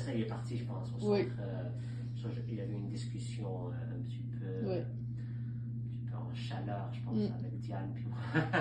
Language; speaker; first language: French; native; French